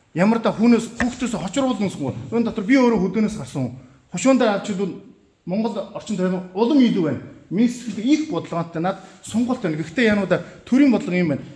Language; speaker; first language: Mongolian; native; Mongolian